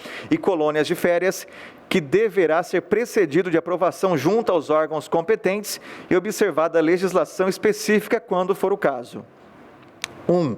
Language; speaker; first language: Portuguese; native; Portuguese